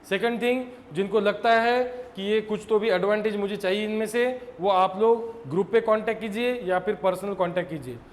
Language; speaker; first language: Hindi; non-native, local second language; Marathi